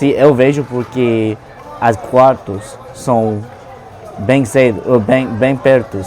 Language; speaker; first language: Portuguese; non-native, learner; English